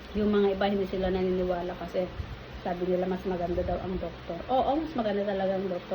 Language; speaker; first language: Filipino; non-native, local second language; Iloko